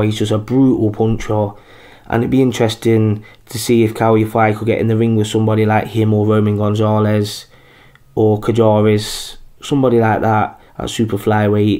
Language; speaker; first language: English; native; English